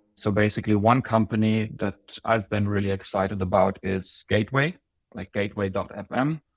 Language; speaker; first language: English; non-native, fluent; Bosnian